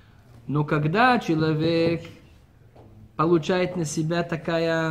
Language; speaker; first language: Russian; early bilingual, heritage; Russian